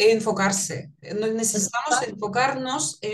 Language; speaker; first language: Spanish; non-native, fluent; Russian